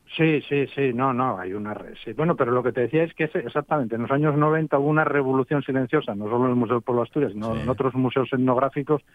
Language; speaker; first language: Spanish; native; Spanish